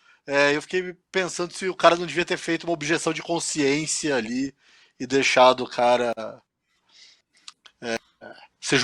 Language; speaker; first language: Portuguese; native; Portuguese